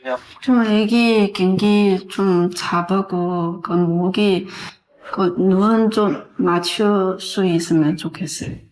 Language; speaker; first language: Korean; non-native, learner; Chinese